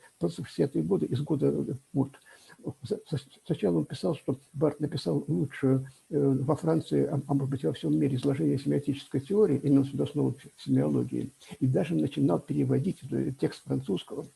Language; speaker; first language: Russian; native; Russian